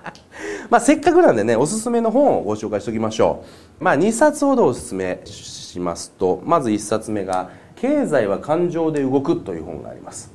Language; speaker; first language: Japanese; native; Japanese